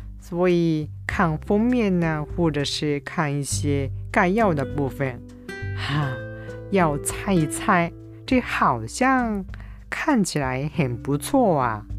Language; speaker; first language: Chinese; non-native, fluent; Japanese